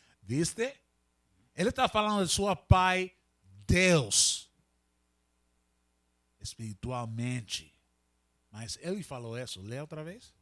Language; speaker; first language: Portuguese; non-native, learner; Spanish